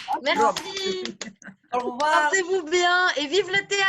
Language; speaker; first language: French; native; French